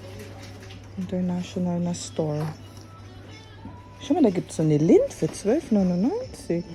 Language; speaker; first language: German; non-native, fluent; Filipino